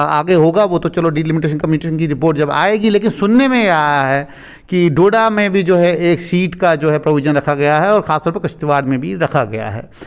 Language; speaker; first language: Hindi; non-native, local second language; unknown